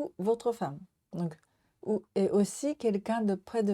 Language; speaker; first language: French; non-native, learner; Japanese